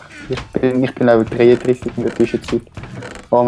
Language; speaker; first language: German; native; German